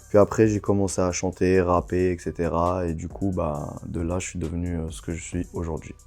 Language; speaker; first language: French; non-native, local second language; Arabic